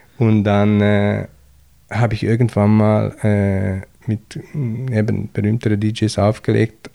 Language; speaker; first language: German; early bilingual, other home language; Hungarian